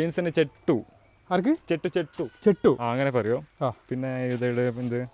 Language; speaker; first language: Malayalam; non-native, local second language; Kannada